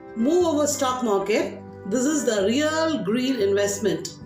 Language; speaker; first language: English; non-native, local second language; Tamil